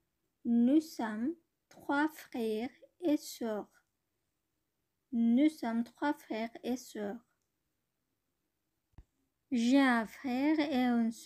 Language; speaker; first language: French; non-native, learner; Bangla